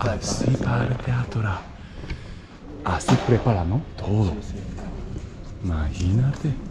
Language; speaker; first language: Spanish; non-native, learner; Japanese